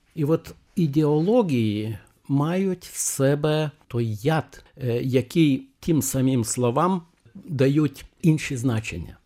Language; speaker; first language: Ukrainian; non-native, fluent; Lithuanian